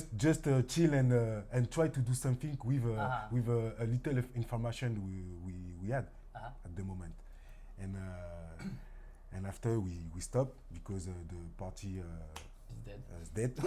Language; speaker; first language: English; non-native, learner; French